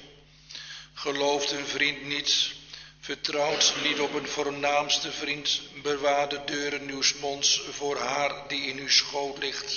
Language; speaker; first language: Dutch; native; Dutch